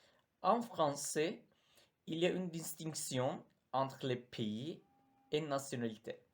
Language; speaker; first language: French; non-native, learner; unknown